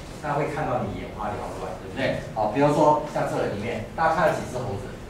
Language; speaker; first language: Chinese; native; Chinese